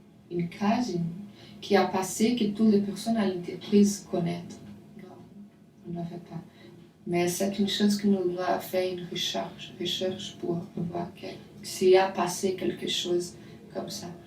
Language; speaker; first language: French; non-native, learner; Portuguese